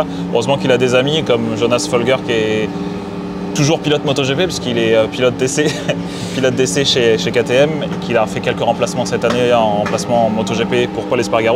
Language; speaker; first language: French; native; French